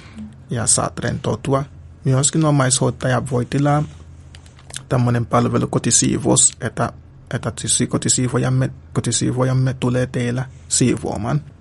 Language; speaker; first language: Finnish; non-native, fluent; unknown